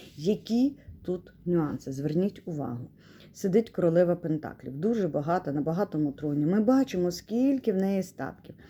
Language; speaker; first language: Ukrainian; non-native, local second language; Russian